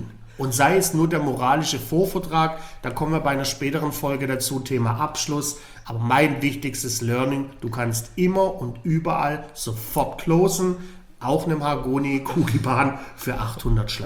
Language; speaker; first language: German; native; German